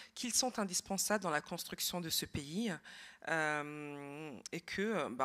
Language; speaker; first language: French; native; French